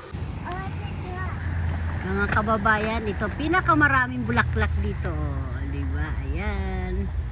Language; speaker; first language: Filipino; native; Filipino